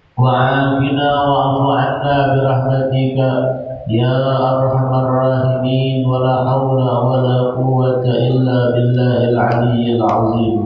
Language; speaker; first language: Arabic; non-native, fluent; Banjar